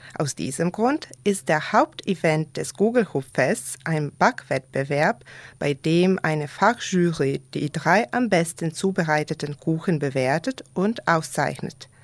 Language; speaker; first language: German; non-native, fluent; Serbian